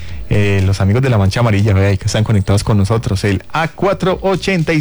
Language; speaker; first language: Spanish; native; Spanish